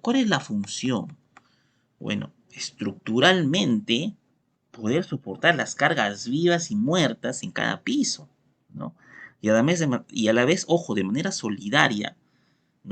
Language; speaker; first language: Spanish; native; Spanish